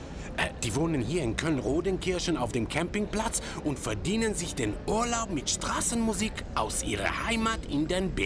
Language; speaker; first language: German; native; German